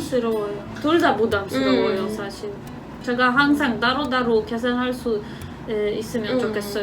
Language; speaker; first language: Korean; non-native, fluent; Polish